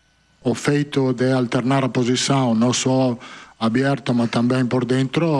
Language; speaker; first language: Portuguese; non-native, fluent; Italian